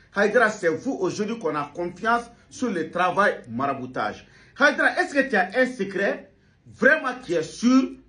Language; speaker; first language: French; non-native, local second language; Bambara